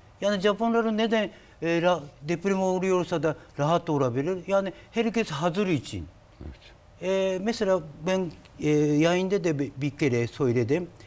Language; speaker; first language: Turkish; non-native, learner; Japanese